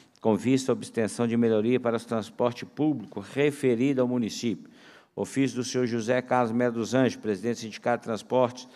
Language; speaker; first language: Portuguese; native; Portuguese